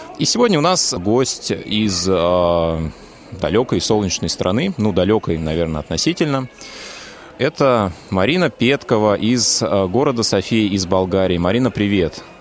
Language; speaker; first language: Russian; native; Russian